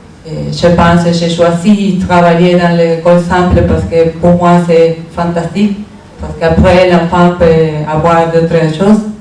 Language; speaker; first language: French; non-native, learner; Spanish